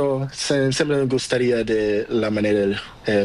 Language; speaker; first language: Spanish; non-native, learner; Portuguese